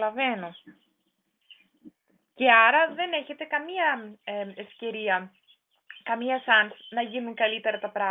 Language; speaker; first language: Greek; non-native, learner; German